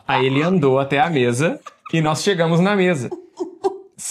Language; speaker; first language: Portuguese; native; Portuguese